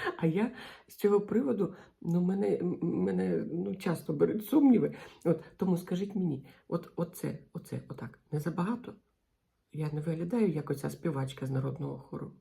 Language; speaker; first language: Ukrainian; non-native, local second language; Russian